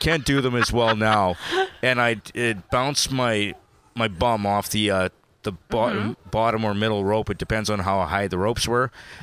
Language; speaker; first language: English; native; English